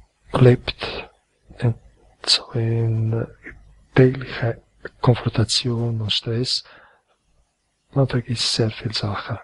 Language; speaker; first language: German; non-native, fluent; Croatian